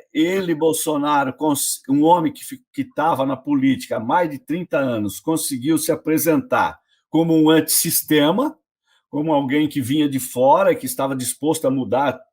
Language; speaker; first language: Portuguese; native; Portuguese